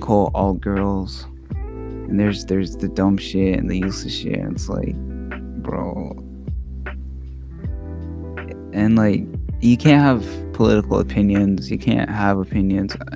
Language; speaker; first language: English; early bilingual, other home language; Arabic